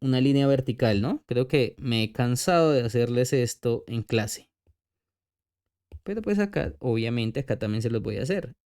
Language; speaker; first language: Spanish; native; Spanish